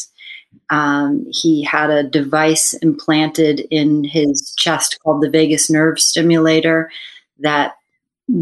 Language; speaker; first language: English; native; English